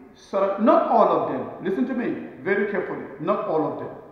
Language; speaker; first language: English; non-native, local second language; Northern Sotho